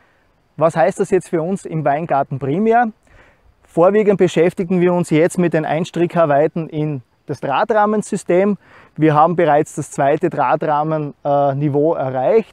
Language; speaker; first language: German; native; German